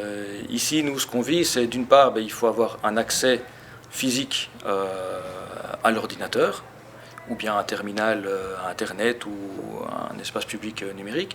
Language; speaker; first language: French; native; French